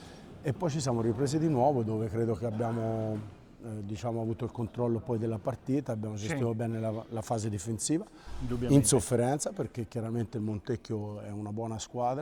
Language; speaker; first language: Italian; native; Italian